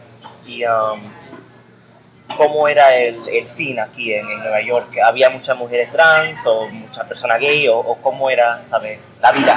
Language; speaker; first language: Spanish; early bilingual, heritage; English